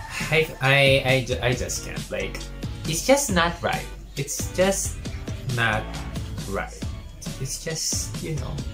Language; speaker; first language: English; non-native, local second language; Filipino